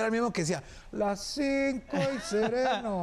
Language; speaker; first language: Spanish; native; Spanish